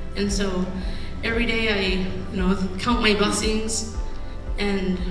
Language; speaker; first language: English; native; English